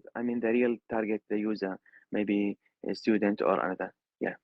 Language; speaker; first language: English; non-native, learner; Arabic